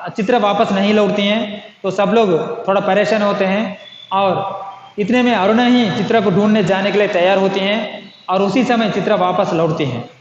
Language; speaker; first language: Hindi; non-native, local second language; Telugu